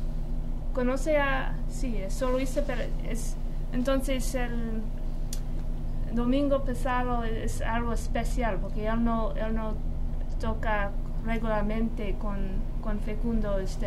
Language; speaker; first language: Spanish; non-native, fluent; English